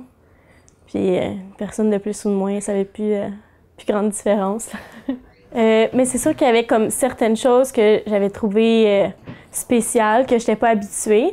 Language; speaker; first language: French; native; French